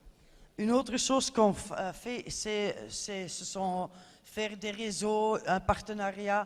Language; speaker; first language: French; non-native, fluent; Dutch